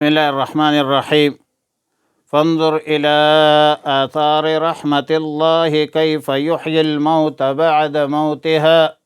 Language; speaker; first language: Urdu; non-native, local second language; Pashto